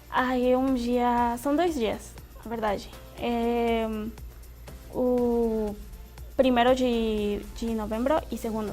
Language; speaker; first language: Portuguese; non-native, fluent; Spanish